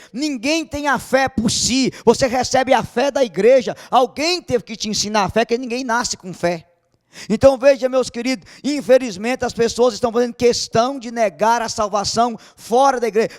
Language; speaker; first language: Portuguese; native; Portuguese